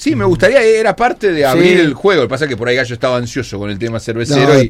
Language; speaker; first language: Spanish; native; Spanish